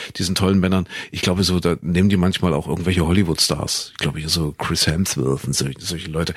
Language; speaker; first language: German; native; German